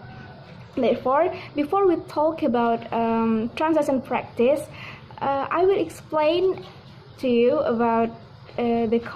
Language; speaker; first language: English; non-native, learner; Indonesian